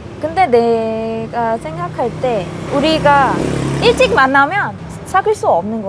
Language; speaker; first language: Korean; non-native, learner; Vietnamese